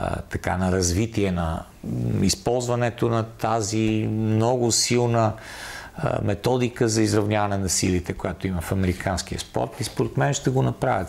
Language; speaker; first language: Bulgarian; native; Bulgarian